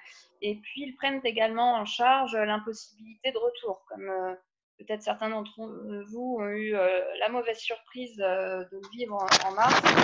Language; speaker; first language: French; native; French